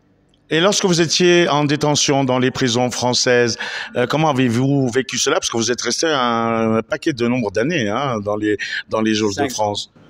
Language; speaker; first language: French; native; French